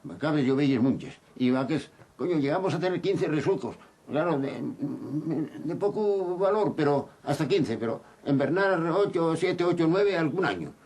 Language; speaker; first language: Asturian; native; Asturian